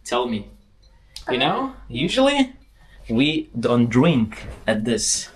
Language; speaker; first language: English; non-native, fluent; Lithuanian